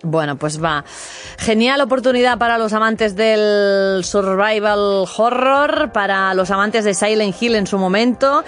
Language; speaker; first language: Spanish; non-native, local second language; Catalan